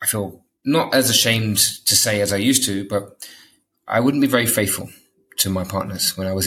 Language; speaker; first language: English; native; English